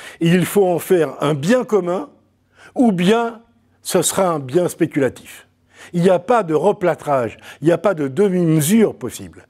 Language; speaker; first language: French; native; French